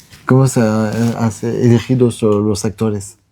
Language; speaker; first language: Spanish; non-native, learner; French